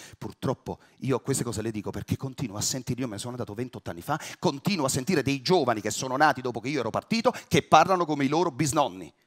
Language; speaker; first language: Italian; native; Italian